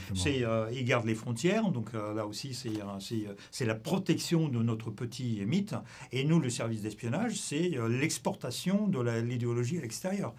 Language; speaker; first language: French; non-native, fluent; Russian